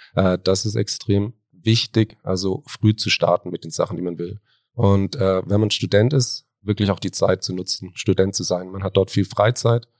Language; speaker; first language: German; native; German